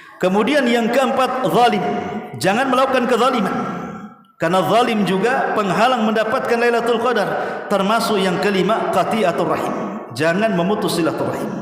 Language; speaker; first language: Malay; native; Malay